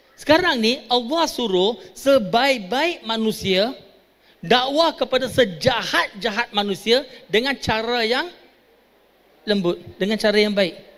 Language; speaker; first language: Malay; non-native, local second language; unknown